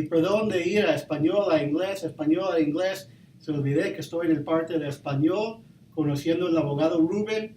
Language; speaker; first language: Spanish; early bilingual, heritage; Spanish